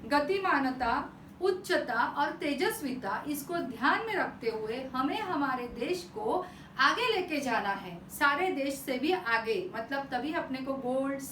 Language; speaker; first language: Hindi; non-native, local second language; Marathi